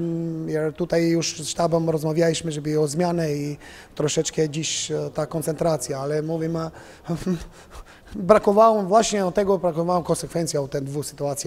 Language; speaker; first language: Polish; non-native, fluent; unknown